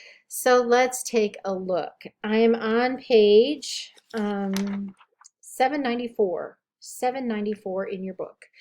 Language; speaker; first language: English; native; English